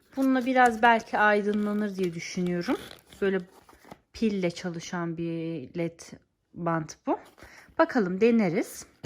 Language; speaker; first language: Turkish; early bilingual, heritage; Turkish